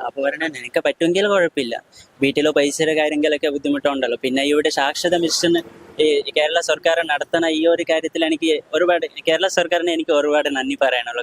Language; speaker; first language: Malayalam; non-native, local second language; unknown